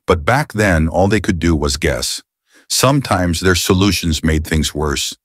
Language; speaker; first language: English; non-native, local second language; Filipino